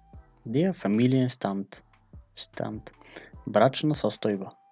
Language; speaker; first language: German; non-native, fluent; Macedonian